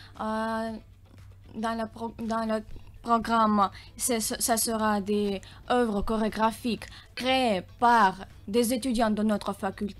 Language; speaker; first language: French; non-native, learner; Russian